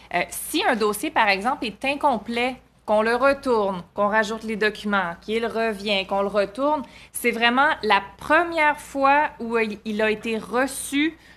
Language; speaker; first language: French; native; French